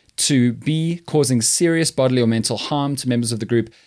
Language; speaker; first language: English; native; English